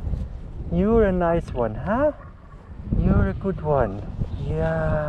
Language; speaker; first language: English; non-native, fluent; German